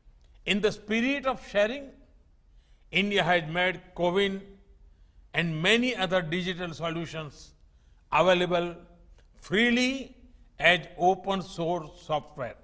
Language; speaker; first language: English; non-native, local second language; Gujarati